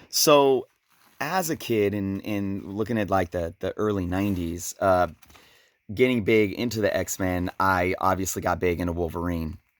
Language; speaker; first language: English; native; English